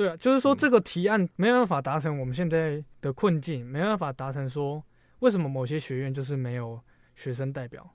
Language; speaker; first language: Chinese; native; Chinese